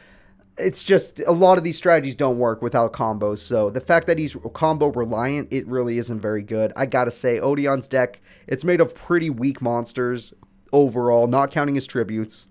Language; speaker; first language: English; native; English